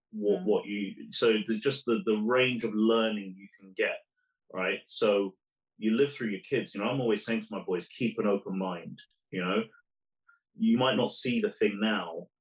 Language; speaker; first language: English; early bilingual, other home language; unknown